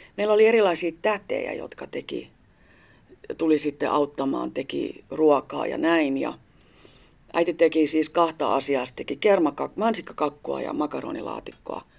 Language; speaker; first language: Finnish; native; Finnish